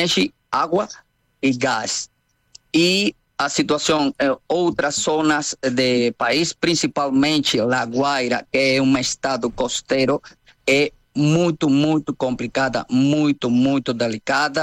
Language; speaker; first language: Portuguese; non-native, learner; Spanish